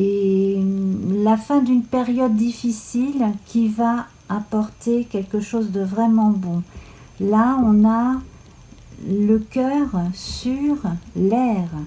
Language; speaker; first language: French; native; French